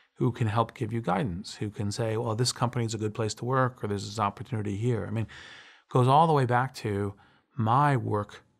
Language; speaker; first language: English; native; English